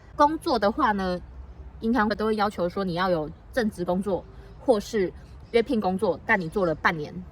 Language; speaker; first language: Chinese; native; Chinese